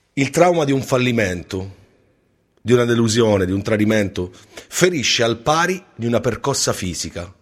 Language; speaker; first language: Italian; native; Italian